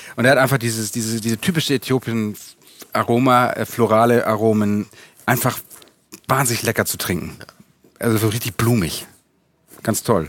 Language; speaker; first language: German; native; German